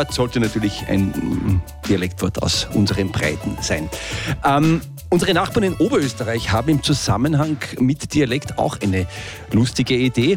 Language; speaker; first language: German; native; German